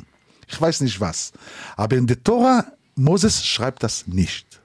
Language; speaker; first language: German; non-native, learner; Hebrew